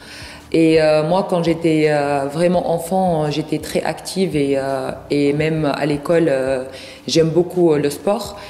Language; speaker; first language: French; non-native, local second language; Arabic